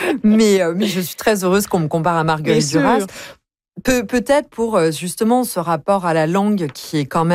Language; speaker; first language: French; native; French